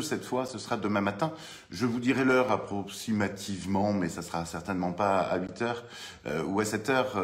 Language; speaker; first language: French; native; French